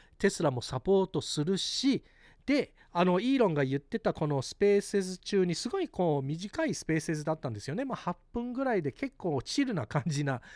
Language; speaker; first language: Japanese; early bilingual, heritage; Japanese